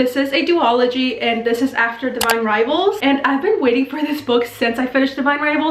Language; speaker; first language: English; native; English